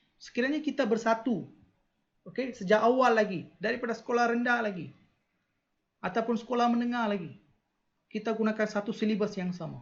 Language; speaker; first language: Malay; non-native, local second language; Tamil